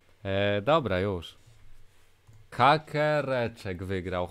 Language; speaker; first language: Polish; native; Polish